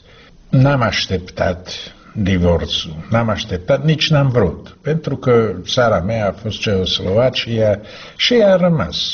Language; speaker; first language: Romanian; non-native, learner; Slovak